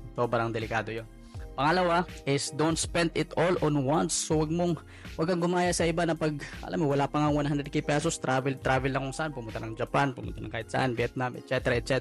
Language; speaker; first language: Filipino; non-native, local second language; Cebuano